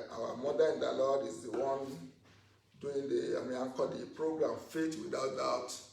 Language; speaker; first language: English; non-native, local second language; Yoruba